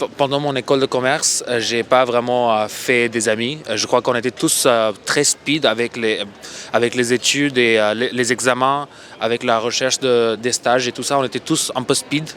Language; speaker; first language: French; non-native, fluent; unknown